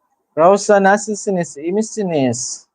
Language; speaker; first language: Turkish; non-native, learner; Filipino